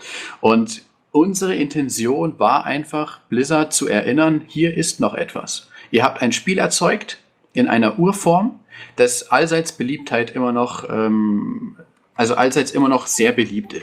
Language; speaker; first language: German; native; German